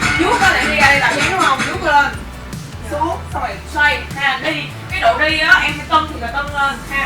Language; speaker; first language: Vietnamese; native; Vietnamese